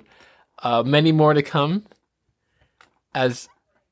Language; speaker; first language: English; native; English